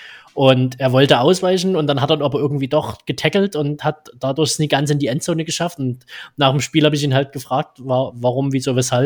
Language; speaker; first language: German; native; German